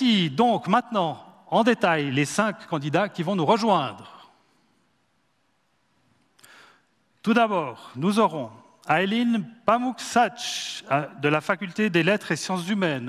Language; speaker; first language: French; native; French